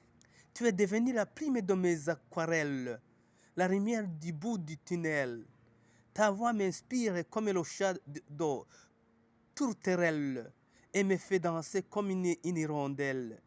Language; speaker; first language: French; non-native, local second language; Rundi